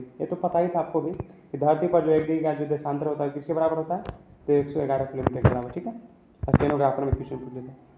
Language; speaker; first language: Hindi; native; Hindi